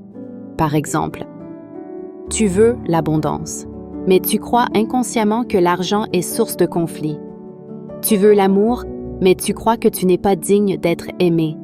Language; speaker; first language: French; native; French